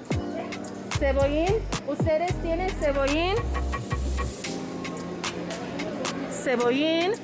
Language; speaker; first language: Spanish; non-native, learner; English